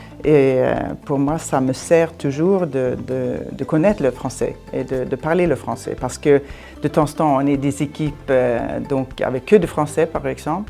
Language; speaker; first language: French; non-native, fluent; Swedish